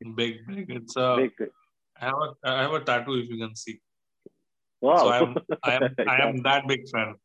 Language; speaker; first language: English; non-native, local second language; Hindi